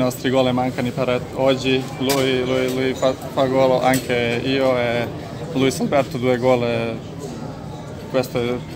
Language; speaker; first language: Italian; non-native, learner; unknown